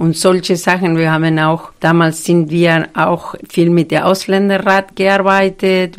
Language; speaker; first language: German; non-native, fluent; Spanish